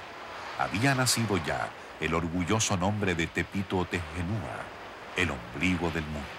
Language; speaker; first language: Spanish; native; Spanish